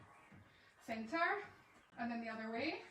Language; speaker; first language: English; native; English